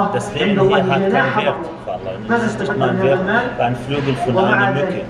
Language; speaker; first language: German; non-native, fluent; Arabic